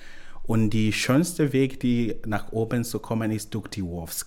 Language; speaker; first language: German; non-native, learner; Swahili